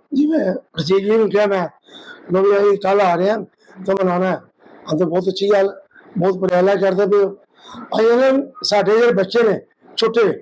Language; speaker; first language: Punjabi; native; Punjabi